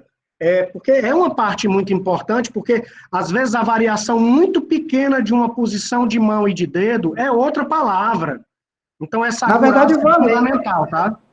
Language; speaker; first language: Portuguese; native; Portuguese